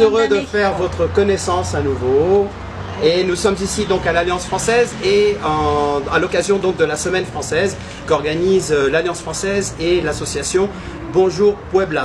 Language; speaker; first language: French; native; French